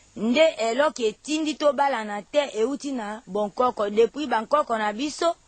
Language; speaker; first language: Lingala; non-native, local second language; Mongo